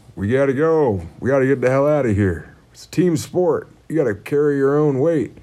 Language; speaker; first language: English; native; English